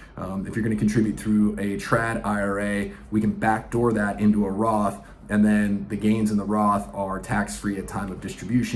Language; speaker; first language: English; native; English